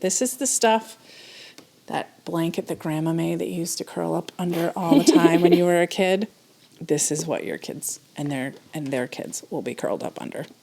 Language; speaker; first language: English; native; English